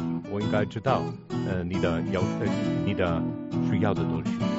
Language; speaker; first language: Chinese; non-native, learner; Italian